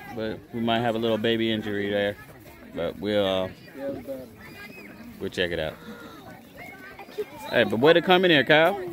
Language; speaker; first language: English; native; English